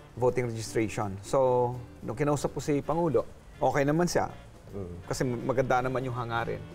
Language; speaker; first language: Filipino; non-native, local second language; Maguindanaon